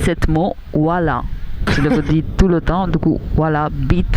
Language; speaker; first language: French; non-native, learner; Italian